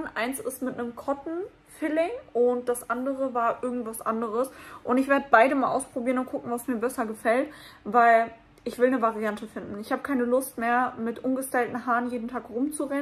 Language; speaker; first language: German; native; German